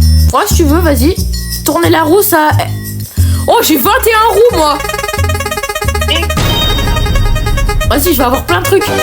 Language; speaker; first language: French; native; French